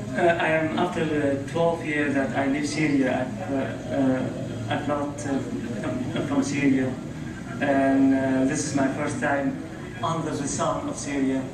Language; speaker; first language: English; non-native, learner; Arabic